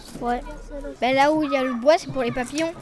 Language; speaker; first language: French; native; French